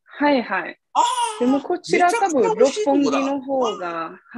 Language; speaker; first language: Japanese; non-native, fluent; Italian